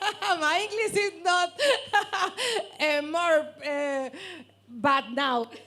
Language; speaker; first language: English; non-native, learner; Spanish